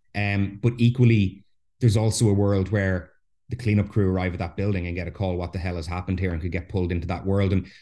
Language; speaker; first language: English; native; English